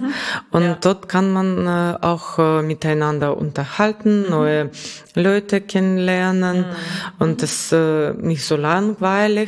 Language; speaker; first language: German; non-native, fluent; Russian